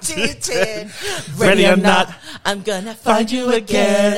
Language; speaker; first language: English; native; English